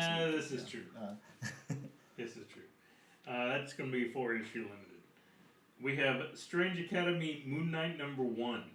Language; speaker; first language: English; native; English